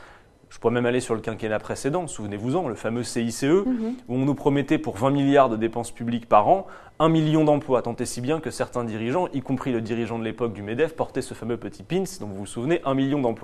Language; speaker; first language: French; native; French